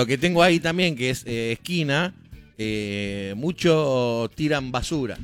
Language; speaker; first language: Spanish; native; Spanish